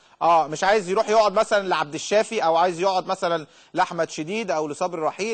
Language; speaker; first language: Arabic; native; Arabic